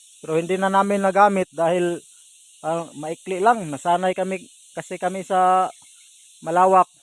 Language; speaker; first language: Filipino; non-native, local second language; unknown